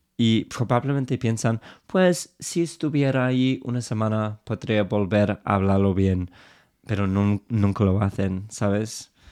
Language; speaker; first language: Spanish; non-native, fluent; English